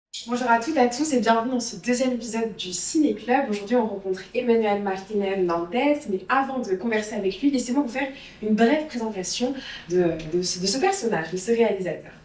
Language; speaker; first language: French; native; French